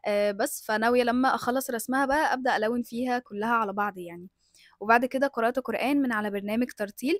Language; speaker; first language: Arabic; native; Arabic